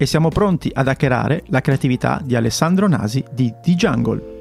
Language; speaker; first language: Italian; native; Italian